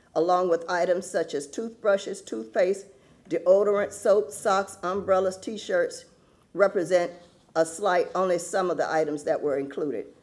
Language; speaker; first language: English; native; English